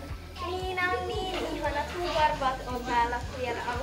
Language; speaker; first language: Finnish; native; Finnish